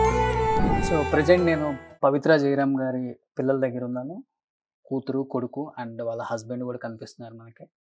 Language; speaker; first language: Telugu; native; Telugu